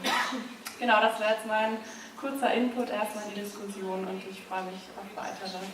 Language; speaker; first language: German; native; German